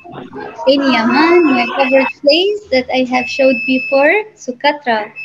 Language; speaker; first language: English; non-native, fluent; Arabic